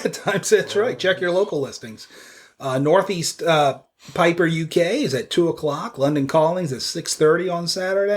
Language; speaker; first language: English; native; English